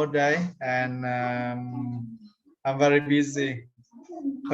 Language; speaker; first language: English; non-native, learner; Vietnamese